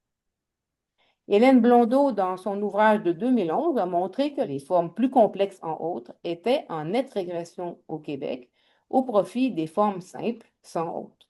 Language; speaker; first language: French; native; French